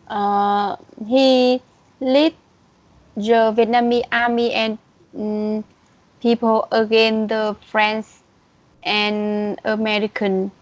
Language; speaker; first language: English; non-native, learner; Vietnamese